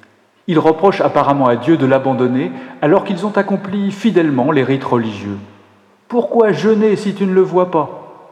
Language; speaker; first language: French; native; French